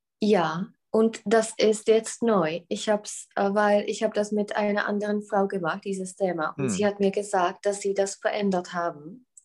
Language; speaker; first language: German; non-native, fluent; Czech